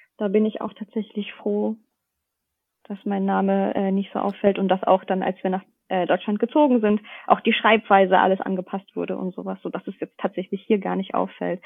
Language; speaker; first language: German; early bilingual, other home language; Russian